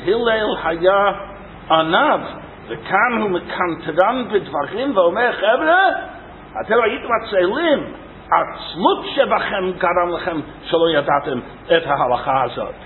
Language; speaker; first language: Hebrew; non-native, fluent; English